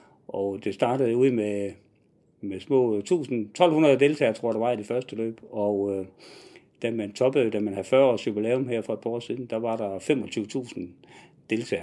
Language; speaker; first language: Danish; native; Danish